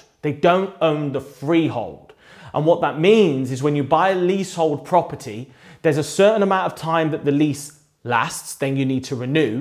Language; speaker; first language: English; native; English